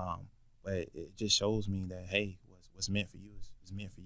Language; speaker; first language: English; native; English